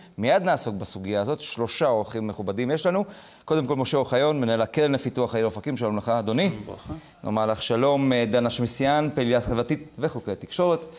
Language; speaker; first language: Hebrew; native; Hebrew